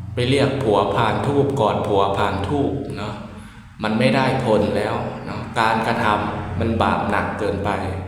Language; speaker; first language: Thai; native; Thai